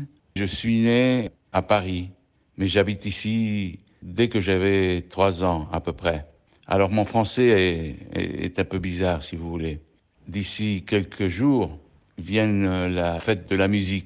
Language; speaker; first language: French; early bilingual, heritage; French